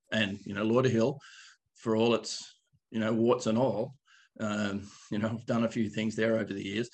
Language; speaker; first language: English; native; English